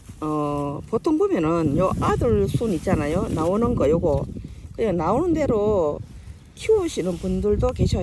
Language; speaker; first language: Korean; native; Korean